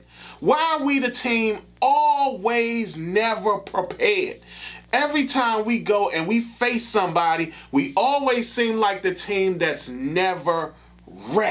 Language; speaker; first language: English; native; English